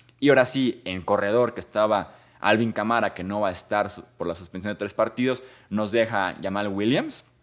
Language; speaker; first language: Spanish; native; Spanish